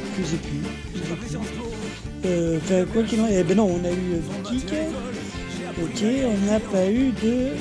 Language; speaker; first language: French; native; French